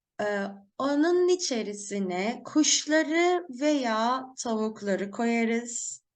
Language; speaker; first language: Turkish; native; Turkish